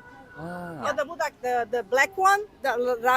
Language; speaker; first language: English; non-native, learner; Portuguese